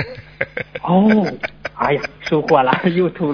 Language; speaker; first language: Chinese; native; Chinese